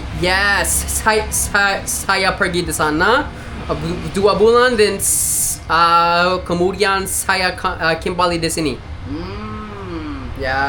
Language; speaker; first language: Indonesian; non-native, learner; English